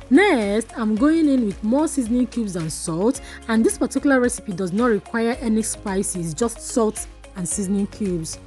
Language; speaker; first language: English; non-native, local second language; Igbo